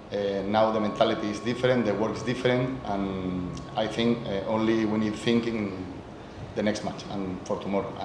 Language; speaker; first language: English; non-native, learner; Spanish